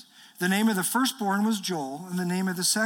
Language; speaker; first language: English; native; English